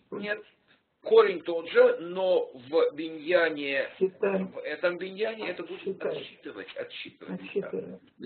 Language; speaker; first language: Russian; native; Russian